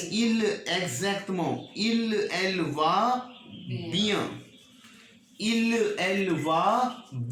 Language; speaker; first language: French; non-native, learner; Hindi